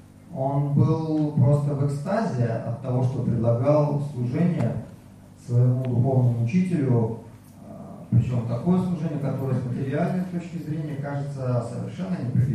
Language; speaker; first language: Russian; native; Russian